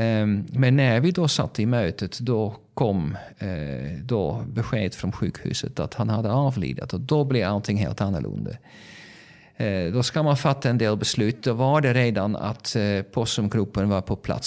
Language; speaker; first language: Swedish; non-native, fluent; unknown